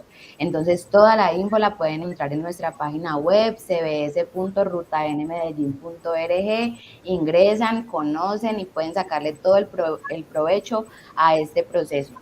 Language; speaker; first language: Spanish; native; Spanish